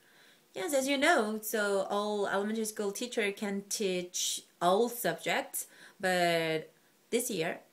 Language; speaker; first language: English; non-native, learner; Korean